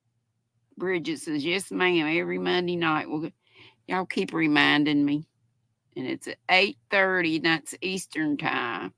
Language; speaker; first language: English; native; English